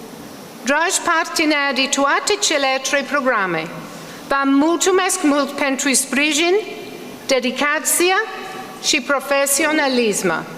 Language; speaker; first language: Romanian; non-native, learner; English